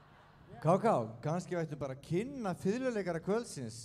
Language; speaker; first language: Icelandic; native; Icelandic